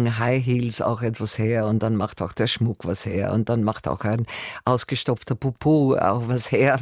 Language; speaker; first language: German; native; German